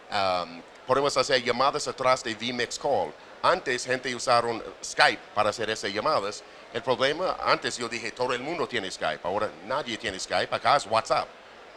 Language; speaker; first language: Spanish; non-native, fluent; English